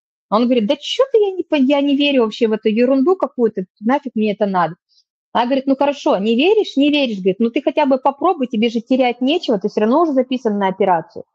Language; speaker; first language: Russian; native; Russian